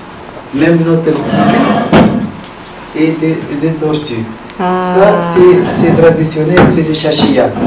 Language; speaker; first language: French; non-native, learner; Arabic